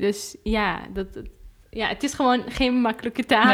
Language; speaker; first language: Dutch; non-native, fluent; Arabic